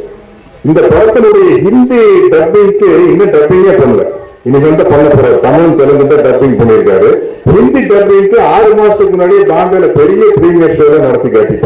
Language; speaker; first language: Tamil; native; Tamil